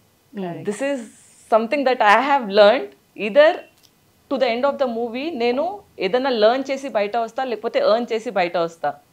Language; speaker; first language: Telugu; non-native, local second language; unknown